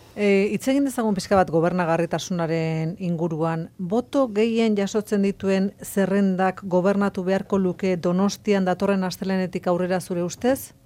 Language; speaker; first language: Basque; native; Basque